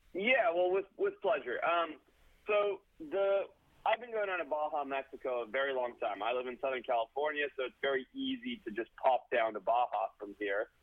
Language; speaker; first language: English; native; English